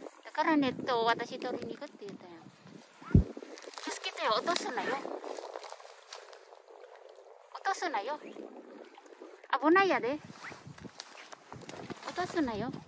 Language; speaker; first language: Japanese; non-native, learner; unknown